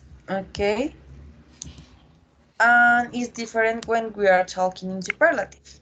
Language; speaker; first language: English; non-native, learner; Spanish